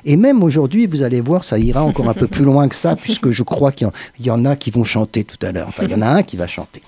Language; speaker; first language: French; native; French